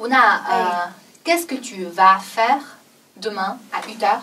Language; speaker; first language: French; non-native, fluent; Chinese